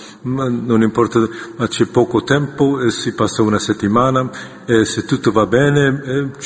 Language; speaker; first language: Italian; non-native, fluent; Korean